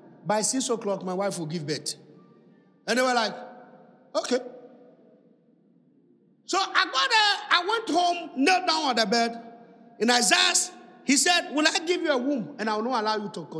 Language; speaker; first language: English; non-native, local second language; Ga